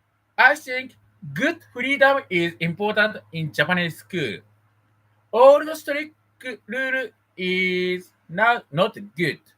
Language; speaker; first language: English; non-native, learner; Japanese